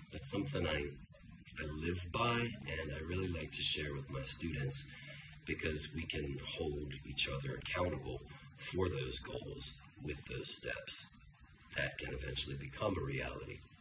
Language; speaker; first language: English; native; English